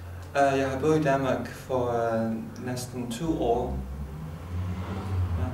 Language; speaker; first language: Danish; non-native, learner; Chinese